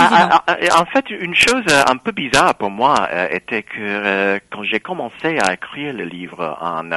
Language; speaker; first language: French; non-native, fluent; English